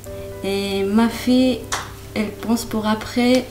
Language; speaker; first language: French; non-native, learner; Kurdish